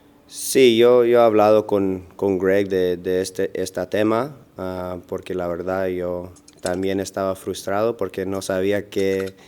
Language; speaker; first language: Spanish; early bilingual, heritage; Spanish